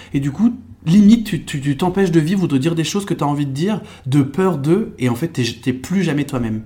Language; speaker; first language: French; native; French